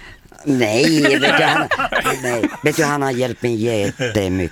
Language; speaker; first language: Swedish; non-native, fluent; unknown